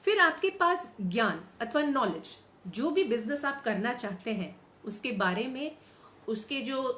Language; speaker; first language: Hindi; non-native, local second language; Gujarati